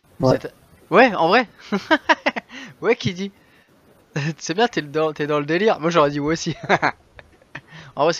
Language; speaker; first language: French; native; French